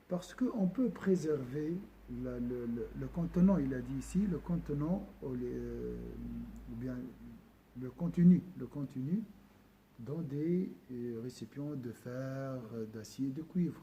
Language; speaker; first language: French; non-native, local second language; Arabic